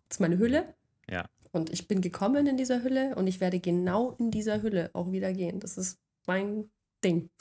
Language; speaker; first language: German; native; German